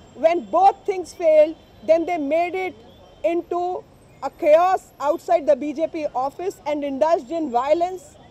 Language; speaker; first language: English; non-native, local second language; Hindi